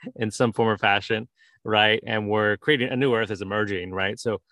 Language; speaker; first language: English; native; English